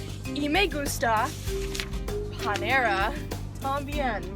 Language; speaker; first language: Spanish; non-native, learner; English